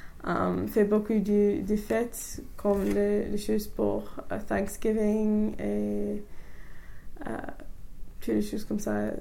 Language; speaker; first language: French; non-native, fluent; English